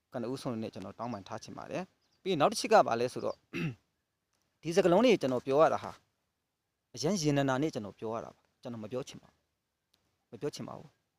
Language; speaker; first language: Burmese; native; Burmese